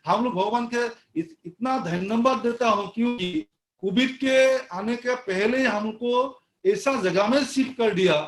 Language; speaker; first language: Hindi; non-native, local second language; Assamese